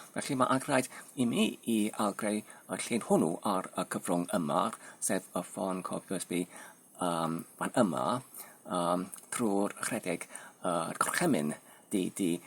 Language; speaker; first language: Welsh; non-native, learner; Polish